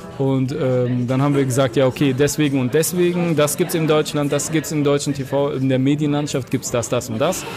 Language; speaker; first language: German; early bilingual, other home language; Arabic